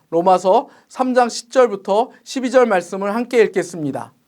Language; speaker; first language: Korean; native; Korean